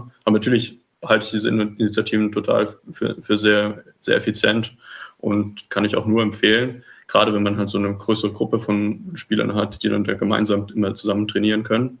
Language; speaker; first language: German; native; German